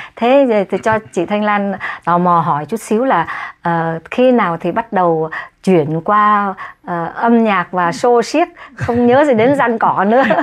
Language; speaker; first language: Vietnamese; native; Vietnamese